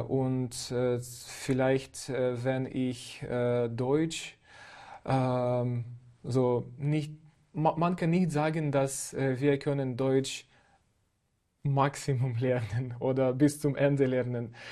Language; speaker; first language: German; non-native, fluent; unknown